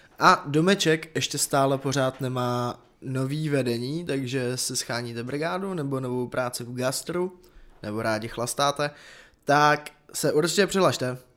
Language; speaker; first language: Czech; native; Czech